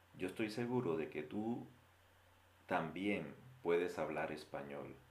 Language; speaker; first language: Spanish; native; Spanish